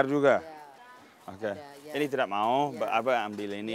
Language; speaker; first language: Indonesian; non-native, learner; English